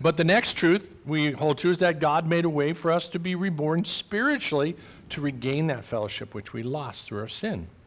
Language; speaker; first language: English; native; English